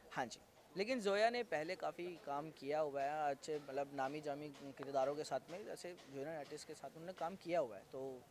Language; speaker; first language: Hindi; native; Hindi